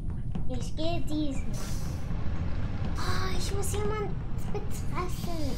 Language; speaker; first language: German; non-native, learner; English